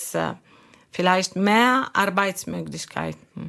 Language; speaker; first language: German; non-native, fluent; Arabic